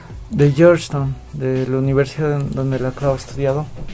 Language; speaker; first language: Spanish; native; Spanish